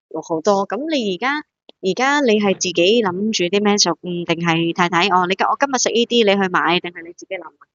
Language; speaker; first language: Cantonese; native; Cantonese